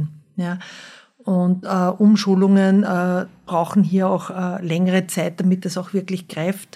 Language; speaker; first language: German; native; German